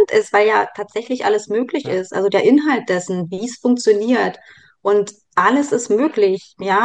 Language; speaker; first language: German; native; German